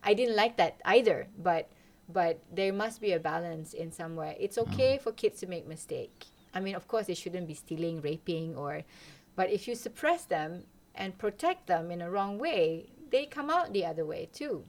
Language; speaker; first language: English; non-native, local second language; Malay